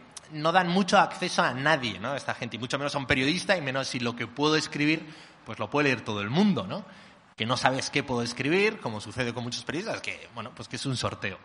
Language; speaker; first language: Spanish; native; Spanish